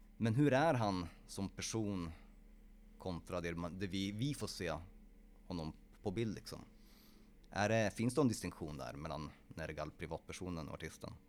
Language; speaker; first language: Swedish; early bilingual, other home language; Polish